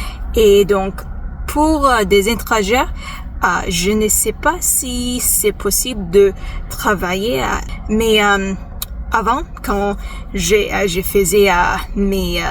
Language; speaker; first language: French; non-native, fluent; English